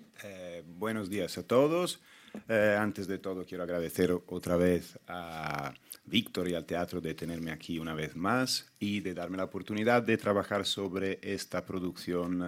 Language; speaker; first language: Spanish; non-native, fluent; Italian